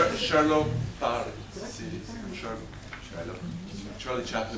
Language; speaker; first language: French; non-native, fluent; English